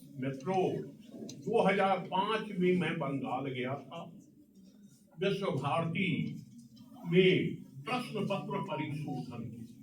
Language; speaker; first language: Hindi; non-native, local second language; Bhojpuri